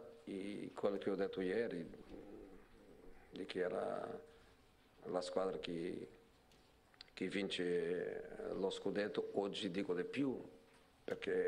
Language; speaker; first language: Italian; non-native, fluent; Portuguese